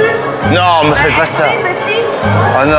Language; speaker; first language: French; native; French